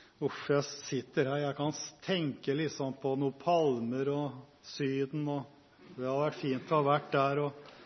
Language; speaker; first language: Norwegian; native; Norwegian